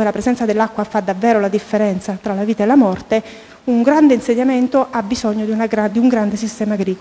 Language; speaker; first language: Italian; native; Italian